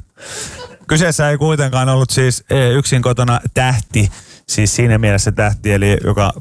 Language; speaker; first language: Finnish; native; Finnish